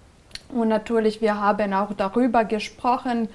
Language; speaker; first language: German; non-native, fluent; Serbian